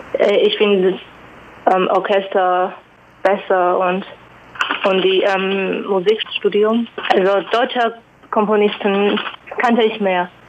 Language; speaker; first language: German; non-native, fluent; Chinese